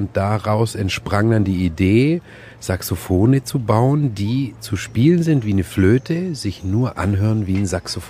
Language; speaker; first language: German; native; German